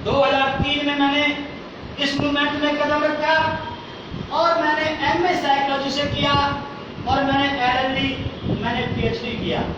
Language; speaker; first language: Hindi; native; Hindi